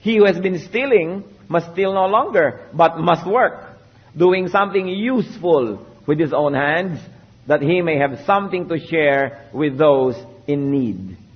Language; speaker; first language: English; non-native, local second language; Filipino